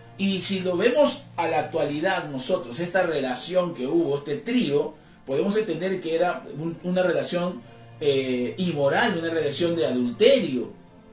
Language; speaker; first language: Spanish; native; Spanish